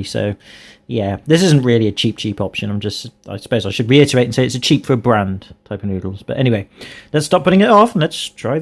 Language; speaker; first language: English; native; English